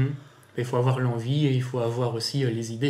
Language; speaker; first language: French; native; French